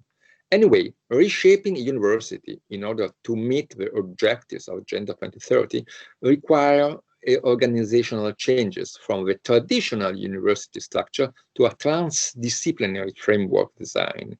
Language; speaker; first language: English; non-native, fluent; Italian